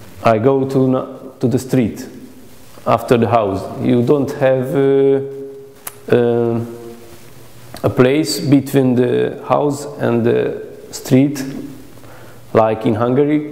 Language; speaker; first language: English; non-native, learner; Hungarian